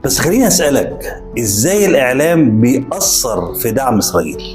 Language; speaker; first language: Arabic; native; Arabic